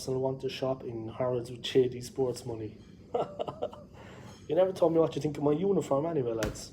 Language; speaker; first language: English; native; English